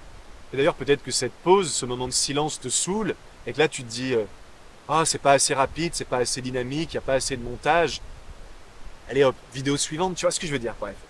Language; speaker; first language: French; native; French